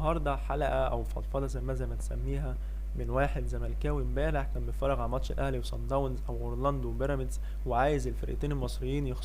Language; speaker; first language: Arabic; native; Arabic